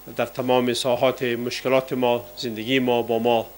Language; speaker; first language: Persian; non-native, local second language; Pashto